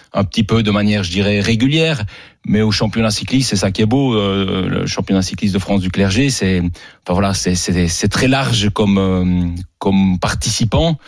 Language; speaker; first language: French; native; French